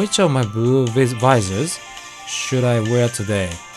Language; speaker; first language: English; non-native, fluent; Japanese